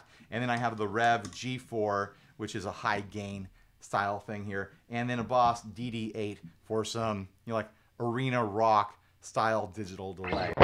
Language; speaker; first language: English; native; English